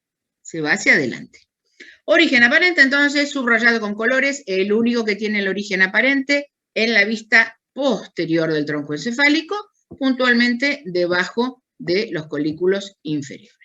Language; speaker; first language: Spanish; native; Spanish